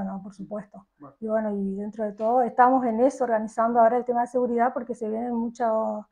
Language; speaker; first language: Spanish; native; Spanish